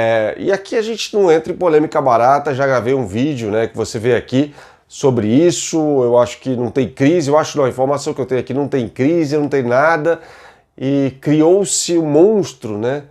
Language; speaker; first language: Portuguese; native; Portuguese